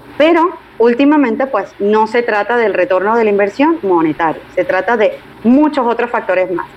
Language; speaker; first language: Spanish; native; Spanish